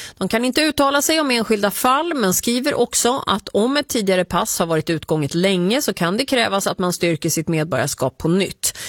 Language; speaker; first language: Swedish; native; Swedish